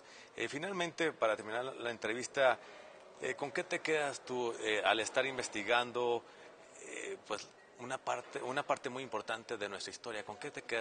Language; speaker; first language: Spanish; native; Spanish